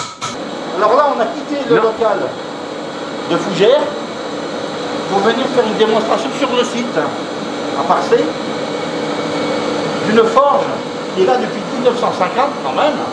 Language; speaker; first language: French; native; French